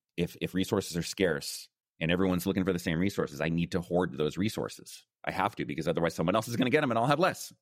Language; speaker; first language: English; native; English